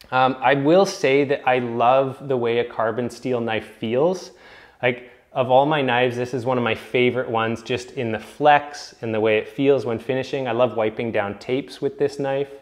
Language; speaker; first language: English; native; English